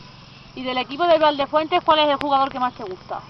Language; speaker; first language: Spanish; native; Spanish